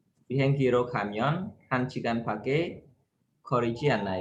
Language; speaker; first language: Korean; non-native, learner; Khmer